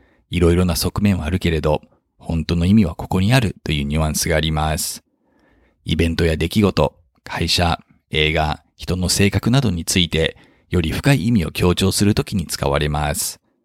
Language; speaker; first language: Japanese; native; Japanese